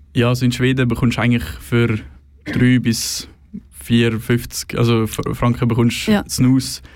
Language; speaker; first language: German; non-native, fluent; Swedish